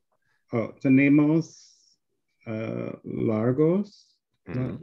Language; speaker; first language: Spanish; non-native, learner; English